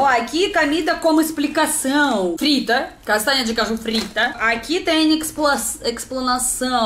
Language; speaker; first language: Portuguese; non-native, learner; Russian